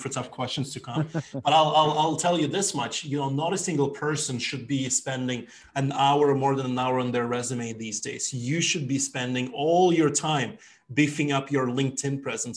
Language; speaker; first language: English; non-native, fluent; Ukrainian